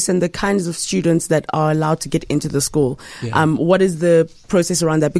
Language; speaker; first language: English; non-native, local second language; Ganda